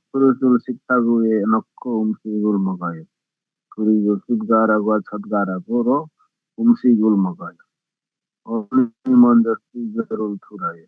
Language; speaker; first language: Korean; non-native, learner; Nepali